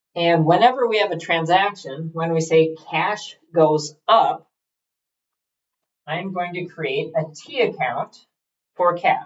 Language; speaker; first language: English; native; English